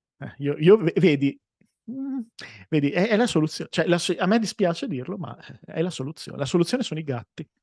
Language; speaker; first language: Italian; native; Italian